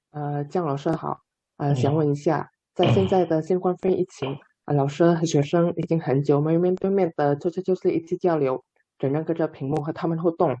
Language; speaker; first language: Chinese; non-native, fluent; Indonesian